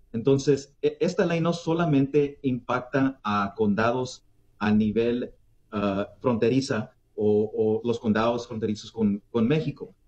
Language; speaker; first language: Spanish; early bilingual, heritage; Spanish